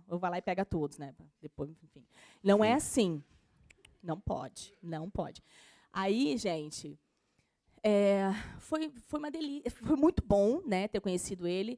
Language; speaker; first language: Portuguese; native; Portuguese